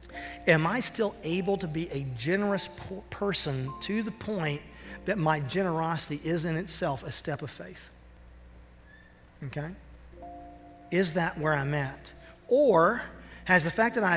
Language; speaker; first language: English; native; English